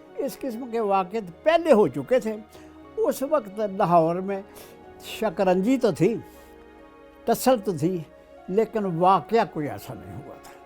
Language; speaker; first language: Urdu; non-native, local second language; Punjabi